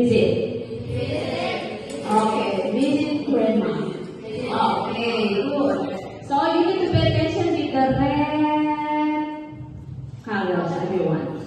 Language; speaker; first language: English; non-native, learner; Indonesian